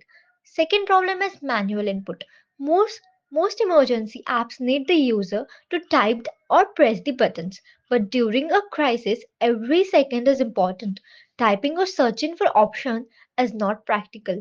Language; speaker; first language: English; non-native, learner; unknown